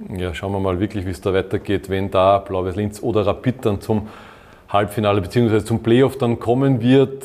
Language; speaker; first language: German; native; German